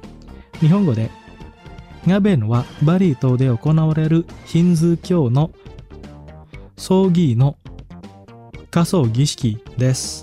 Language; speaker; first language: Japanese; non-native, fluent; Indonesian